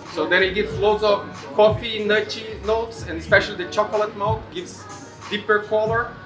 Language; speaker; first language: English; non-native, fluent; Portuguese